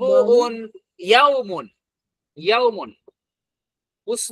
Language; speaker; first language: Arabic; non-native, fluent; Bangla